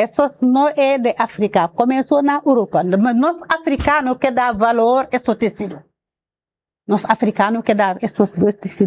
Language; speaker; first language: Portuguese; non-native, learner; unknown